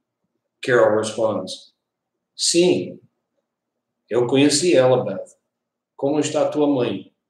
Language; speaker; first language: Portuguese; non-native, learner; English